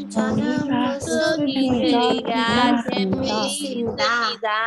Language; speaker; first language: Korean; non-native, learner; Burmese